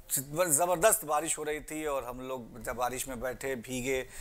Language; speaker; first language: Hindi; native; Hindi